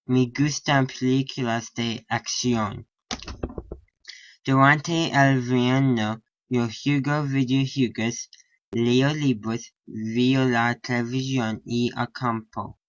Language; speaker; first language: Spanish; non-native, learner; English